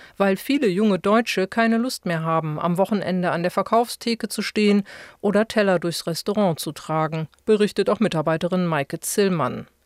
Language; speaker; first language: German; native; German